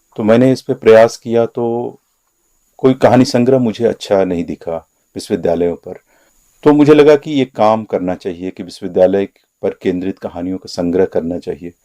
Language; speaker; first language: Hindi; native; Hindi